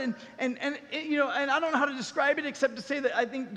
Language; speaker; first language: English; native; English